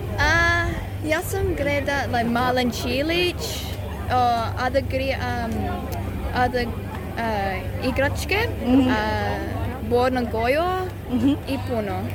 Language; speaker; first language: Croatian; early bilingual, heritage; Croatian